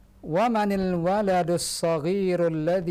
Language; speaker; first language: Arabic; non-native, fluent; Indonesian